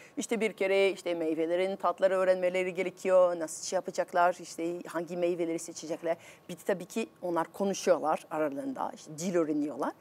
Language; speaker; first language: Turkish; non-native, fluent; French